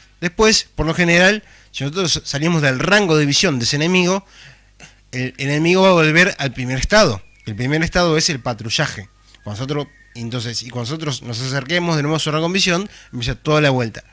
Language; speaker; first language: Spanish; native; Spanish